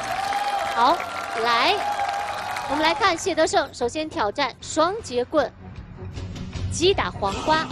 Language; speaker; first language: Chinese; native; Chinese